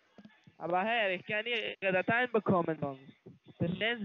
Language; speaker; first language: German; non-native, learner; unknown